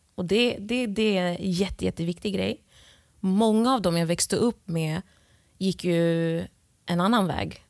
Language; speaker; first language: Swedish; early bilingual, other home language; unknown